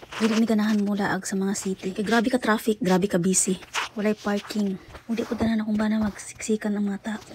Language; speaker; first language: Cebuano; native; Cebuano